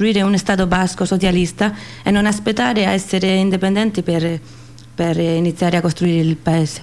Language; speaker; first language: Italian; non-native, fluent; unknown